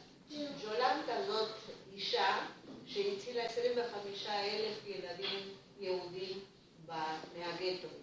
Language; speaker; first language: Hebrew; non-native, fluent; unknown